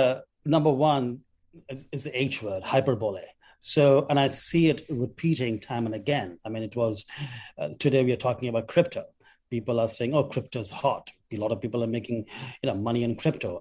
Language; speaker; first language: English; non-native, local second language; Bangla